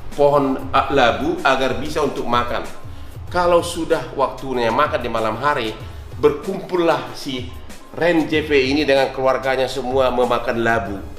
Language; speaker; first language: Indonesian; non-native, local second language; Batak Toba